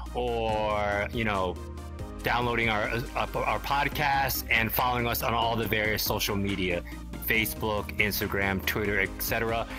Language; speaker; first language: English; native; English